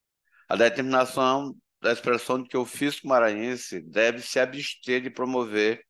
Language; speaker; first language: Portuguese; native; Portuguese